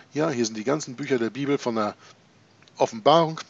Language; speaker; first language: German; native; German